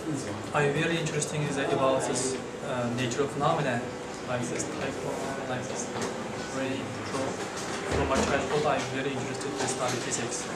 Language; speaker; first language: English; non-native, learner; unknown